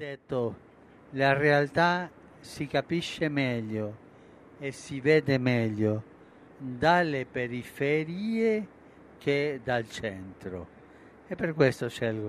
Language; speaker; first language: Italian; non-native, fluent; Spanish